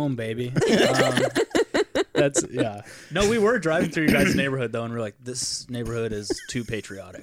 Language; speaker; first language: English; native; English